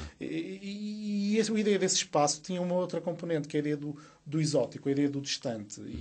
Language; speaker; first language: Portuguese; native; Portuguese